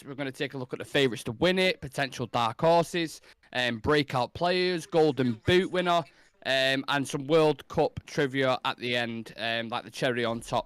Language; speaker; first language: English; native; English